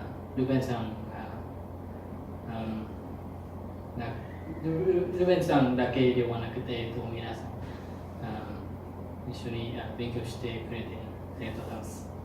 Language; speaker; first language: Japanese; non-native, learner; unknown